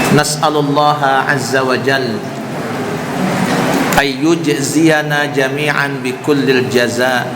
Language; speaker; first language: Arabic; non-native, fluent; Indonesian